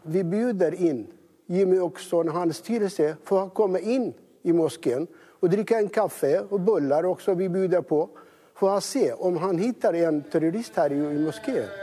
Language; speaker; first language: Swedish; non-native, fluent; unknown